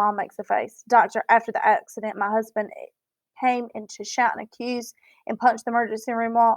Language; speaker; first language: English; native; English